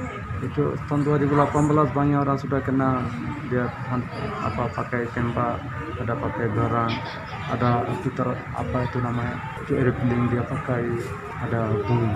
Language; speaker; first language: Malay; non-native, learner; Rohingya